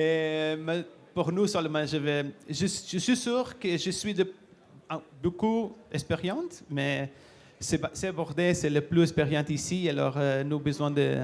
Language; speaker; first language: French; non-native, learner; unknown